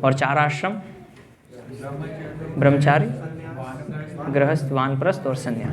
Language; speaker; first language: Hindi; native; Hindi